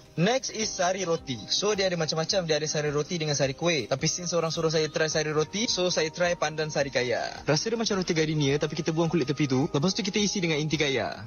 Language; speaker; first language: Malay; native; Malay